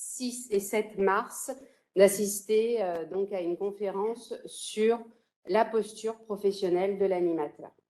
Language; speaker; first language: French; native; French